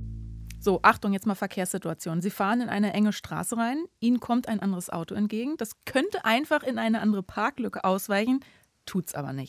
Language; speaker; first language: German; native; German